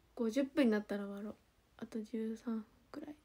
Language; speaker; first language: Japanese; native; Japanese